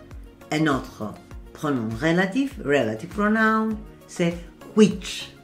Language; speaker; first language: French; non-native, fluent; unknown